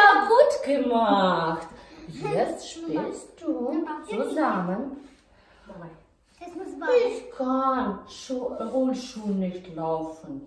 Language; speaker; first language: German; non-native, fluent; Russian